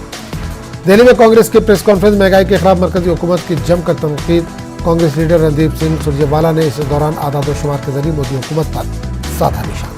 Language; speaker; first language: Hindi; native; Hindi